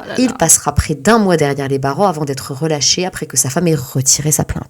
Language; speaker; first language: French; native; French